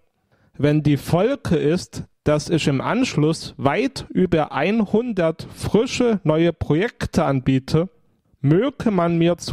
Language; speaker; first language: German; native; German